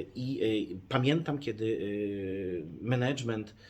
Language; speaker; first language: Polish; native; Polish